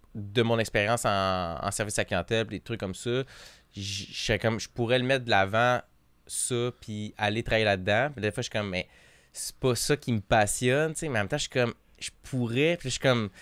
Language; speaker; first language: French; native; French